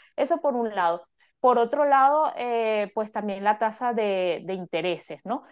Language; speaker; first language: Spanish; native; Spanish